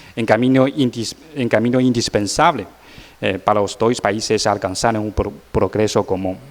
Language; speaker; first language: Portuguese; non-native, learner; Chinese